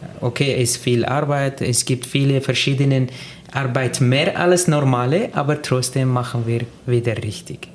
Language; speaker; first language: German; non-native, learner; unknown